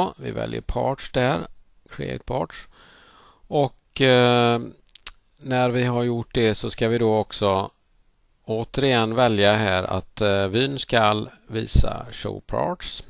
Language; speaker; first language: Swedish; native; Swedish